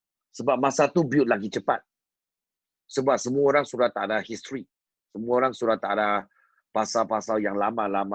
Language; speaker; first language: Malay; non-native, local second language; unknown